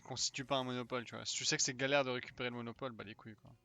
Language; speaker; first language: French; native; French